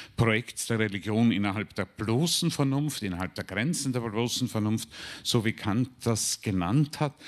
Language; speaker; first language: German; native; German